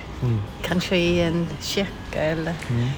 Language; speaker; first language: Swedish; non-native, fluent; English